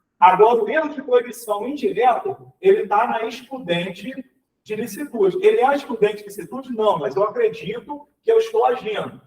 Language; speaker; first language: Portuguese; native; Portuguese